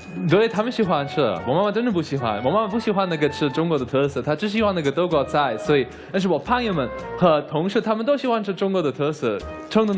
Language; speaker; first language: Chinese; non-native, learner; German